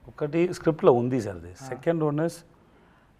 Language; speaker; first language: Telugu; non-native, learner; Tamil